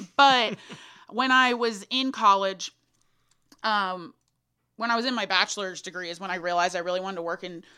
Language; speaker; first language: English; native; English